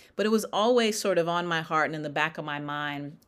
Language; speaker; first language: English; native; English